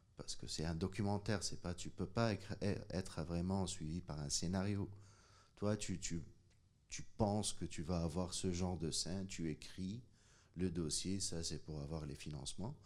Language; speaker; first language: French; non-native, local second language; Arabic